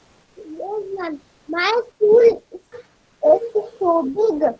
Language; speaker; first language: English; non-native, learner; Hindi